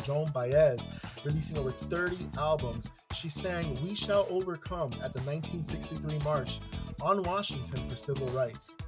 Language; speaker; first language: English; early bilingual, other home language; Spanish